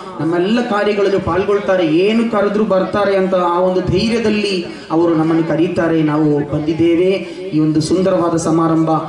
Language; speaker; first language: Kannada; non-native, local second language; Malayalam